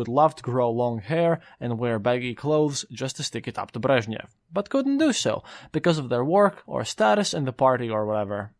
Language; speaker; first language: English; non-native, fluent; Latvian